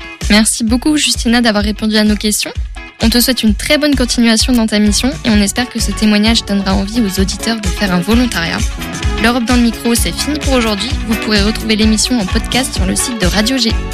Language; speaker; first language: French; native; French